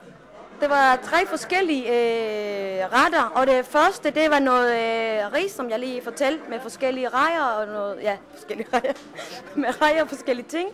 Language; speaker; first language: Danish; non-native, fluent; Spanish